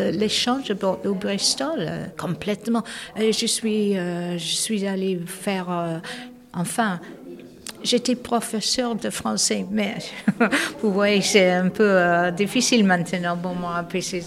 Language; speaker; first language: French; non-native, fluent; English